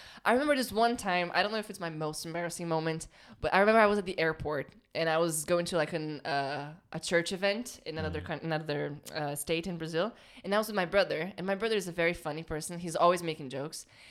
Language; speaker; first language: English; non-native, fluent; Portuguese